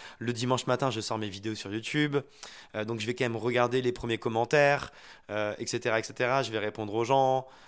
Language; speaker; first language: French; native; French